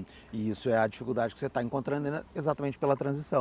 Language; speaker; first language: Portuguese; native; Portuguese